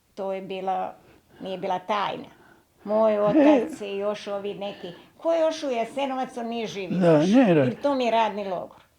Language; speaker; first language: Bosnian; native; Bosnian